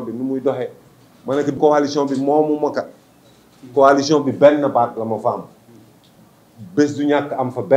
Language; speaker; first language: French; non-native, local second language; Wolof